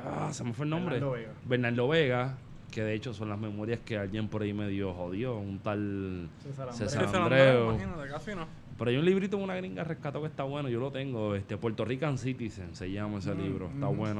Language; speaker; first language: Spanish; native; Spanish